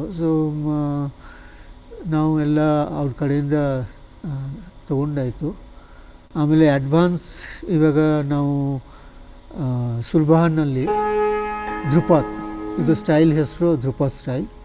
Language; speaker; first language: Kannada; non-native, learner; Bangla